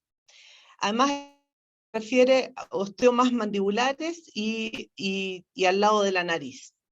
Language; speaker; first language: Spanish; native; Spanish